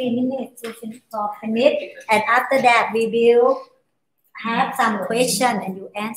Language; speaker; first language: English; non-native, learner; Thai